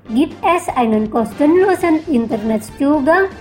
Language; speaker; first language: German; non-native, fluent; Indonesian